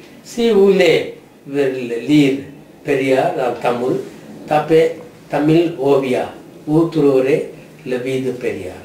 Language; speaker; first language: French; non-native, learner; Tamil